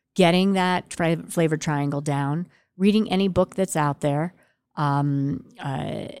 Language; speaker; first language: English; native; English